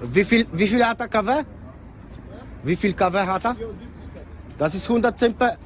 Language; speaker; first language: German; non-native, learner; Polish